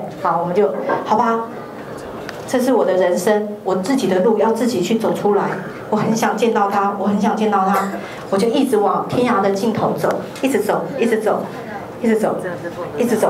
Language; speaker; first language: Chinese; native; Chinese